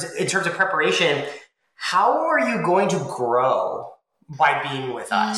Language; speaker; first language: English; native; English